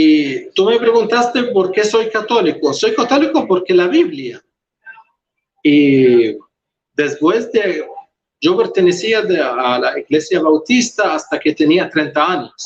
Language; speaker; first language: Spanish; non-native, local second language; Arabic